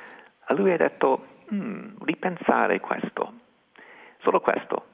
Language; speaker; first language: Italian; non-native, fluent; English